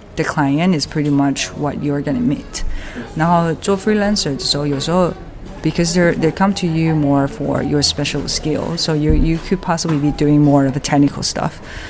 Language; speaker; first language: English; non-native, fluent; Chinese